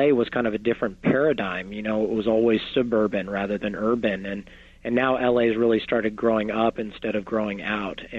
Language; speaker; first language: English; native; English